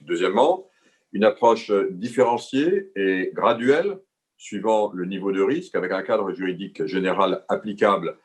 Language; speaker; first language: French; native; French